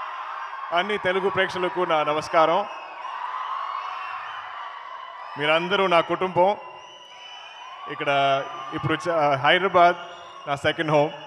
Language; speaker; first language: Telugu; non-native, learner; Malayalam